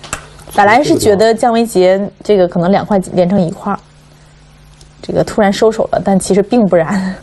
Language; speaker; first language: Chinese; native; Chinese